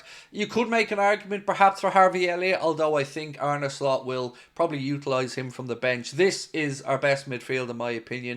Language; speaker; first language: English; native; English